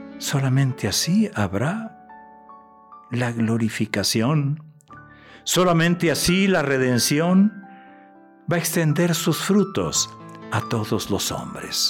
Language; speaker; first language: Spanish; native; Spanish